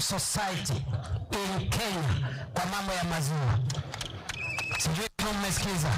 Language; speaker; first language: Swahili; non-native, local second language; Meru